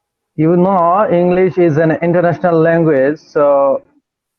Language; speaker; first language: English; non-native, learner; Bangla